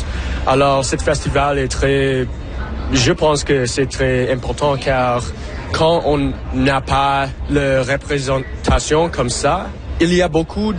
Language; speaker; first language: French; non-native, local second language; English